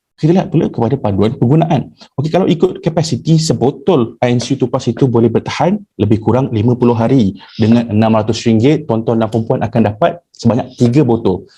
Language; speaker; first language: Malay; native; Malay